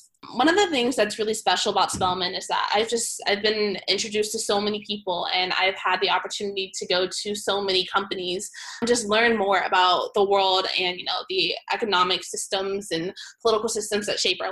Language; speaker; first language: English; native; English